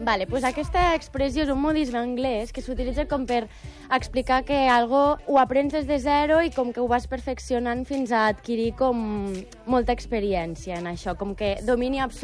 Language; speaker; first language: Catalan; native; Catalan